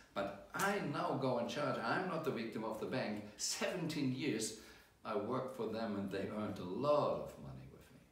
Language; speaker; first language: English; non-native, fluent; German